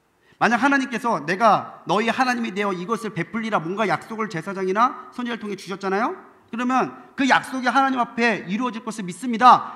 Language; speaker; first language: Korean; native; Korean